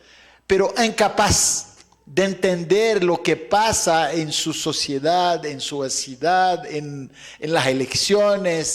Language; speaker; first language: Spanish; non-native, fluent; Arabic